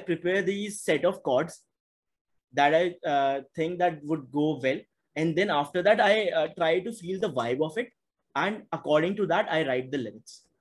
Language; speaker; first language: English; non-native, local second language; Hindi